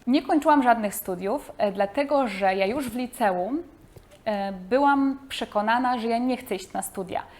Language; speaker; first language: Polish; native; Polish